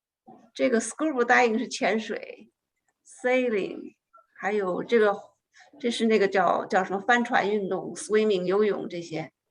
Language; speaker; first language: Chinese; native; Chinese